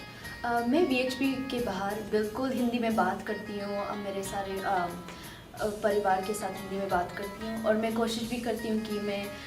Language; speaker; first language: Hindi; early bilingual, heritage; Hindi